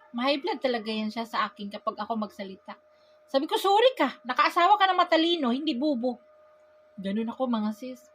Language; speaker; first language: Filipino; non-native, local second language; Cebuano